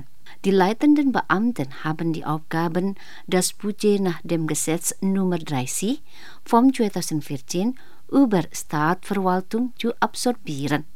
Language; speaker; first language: German; non-native, fluent; Indonesian